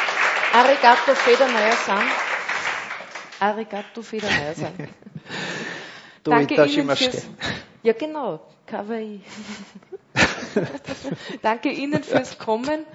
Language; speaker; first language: German; native; German